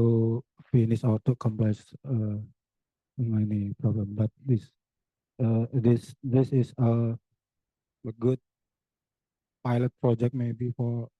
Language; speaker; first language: English; non-native, learner; Indonesian